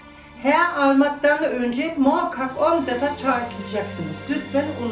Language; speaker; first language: Turkish; non-native, learner; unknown